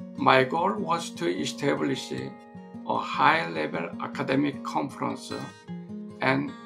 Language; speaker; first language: English; non-native, fluent; Korean